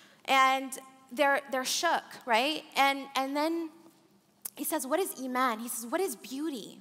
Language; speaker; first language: English; early bilingual, other home language; Arabic